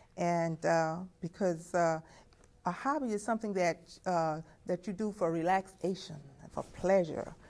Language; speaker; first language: English; native; English